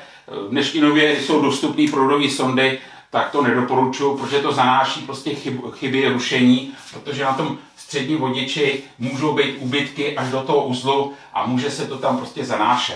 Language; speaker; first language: Czech; native; Czech